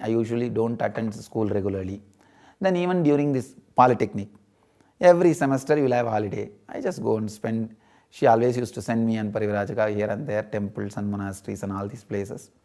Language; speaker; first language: English; non-native, local second language; Tamil